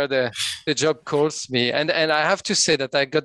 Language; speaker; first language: English; non-native, fluent; French